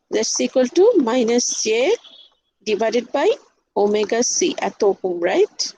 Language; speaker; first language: English; non-native, local second language; Bangla